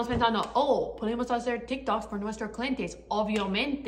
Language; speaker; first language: Spanish; non-native, learner; English